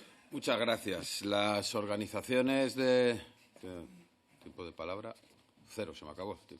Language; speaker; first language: Spanish; native; Spanish